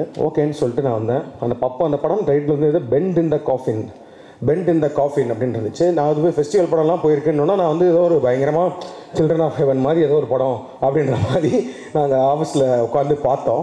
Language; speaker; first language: Tamil; native; Tamil